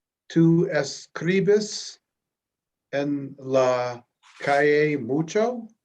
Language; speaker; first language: Spanish; non-native, learner; English